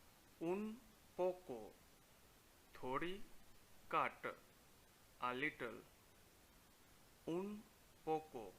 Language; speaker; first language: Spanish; non-native, fluent; Punjabi